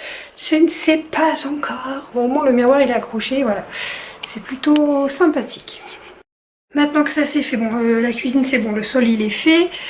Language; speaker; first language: French; native; French